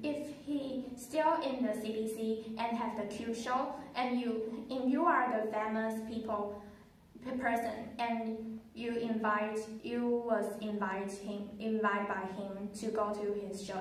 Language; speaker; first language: English; non-native, learner; Chinese